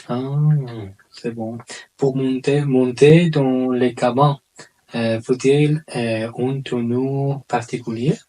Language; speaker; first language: French; non-native, learner; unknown